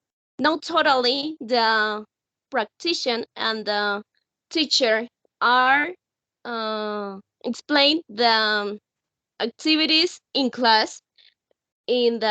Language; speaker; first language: English; non-native, learner; Spanish